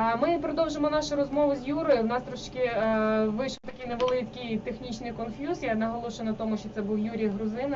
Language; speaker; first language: Ukrainian; native; Ukrainian